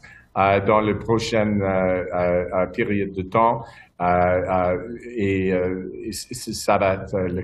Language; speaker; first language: French; non-native, local second language; English